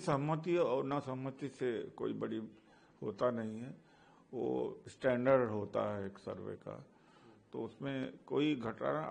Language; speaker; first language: Hindi; native; Hindi